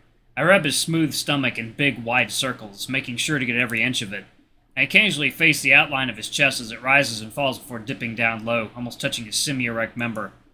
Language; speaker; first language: English; native; English